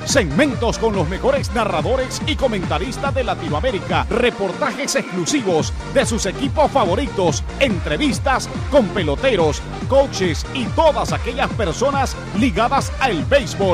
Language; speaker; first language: Spanish; native; Spanish